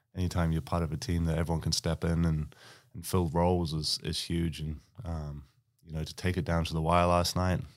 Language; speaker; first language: English; native; English